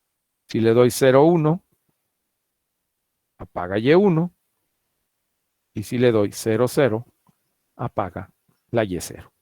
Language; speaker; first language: Spanish; native; Spanish